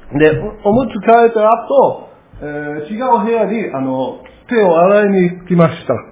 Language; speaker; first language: Japanese; non-native, fluent; English